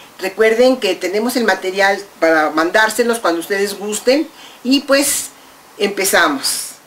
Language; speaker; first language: Spanish; native; Spanish